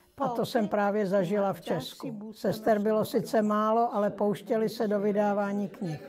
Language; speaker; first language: Czech; non-native, fluent; Italian